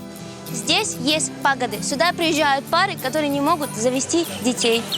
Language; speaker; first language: Russian; native; Russian